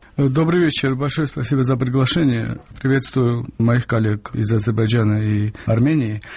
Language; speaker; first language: Russian; non-native, local second language; Georgian